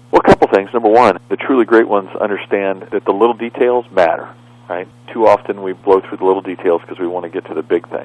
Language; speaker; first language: English; native; English